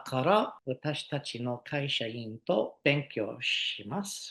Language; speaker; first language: Japanese; non-native, learner; English